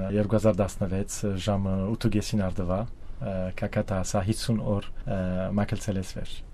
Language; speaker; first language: Armenian; early bilingual, heritage; Armenian